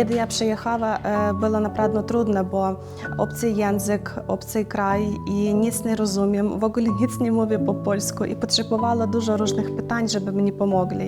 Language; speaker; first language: Polish; non-native, learner; Ukrainian